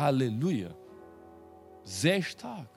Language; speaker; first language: German; non-native, fluent; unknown